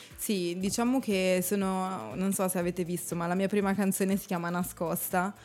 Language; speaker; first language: Italian; early bilingual, other home language; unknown